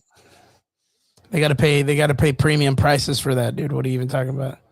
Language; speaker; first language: English; native; English